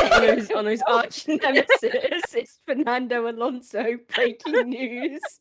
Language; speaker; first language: English; native; English